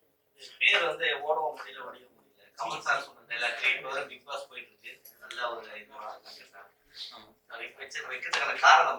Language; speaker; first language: Tamil; native; Tamil